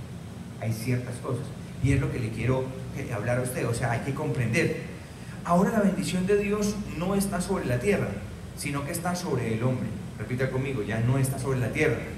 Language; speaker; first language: Spanish; native; Spanish